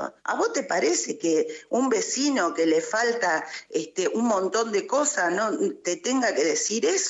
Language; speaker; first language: Spanish; native; Spanish